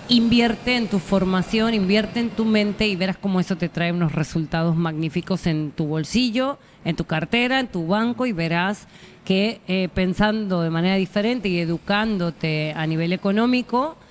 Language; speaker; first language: Spanish; native; Spanish